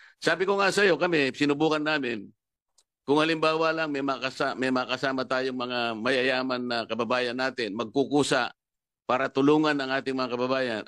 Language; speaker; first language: Filipino; non-native, local second language; Pampanga